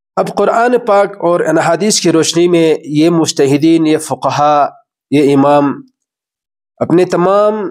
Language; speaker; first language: Urdu; non-native, local second language; Balti